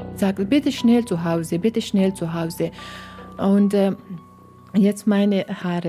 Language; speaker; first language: German; non-native, learner; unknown